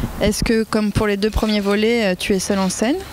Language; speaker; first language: French; native; French